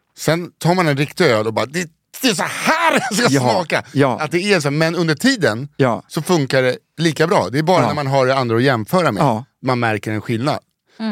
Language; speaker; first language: Swedish; native; Swedish